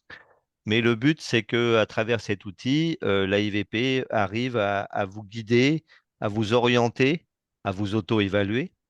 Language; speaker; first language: French; native; French